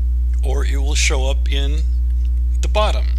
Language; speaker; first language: English; native; English